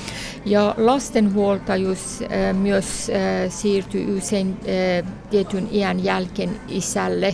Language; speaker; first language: Finnish; non-native, fluent; Persian